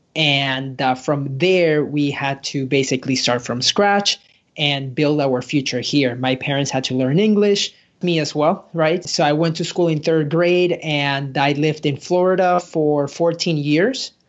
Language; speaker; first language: English; early bilingual, other home language; Spanish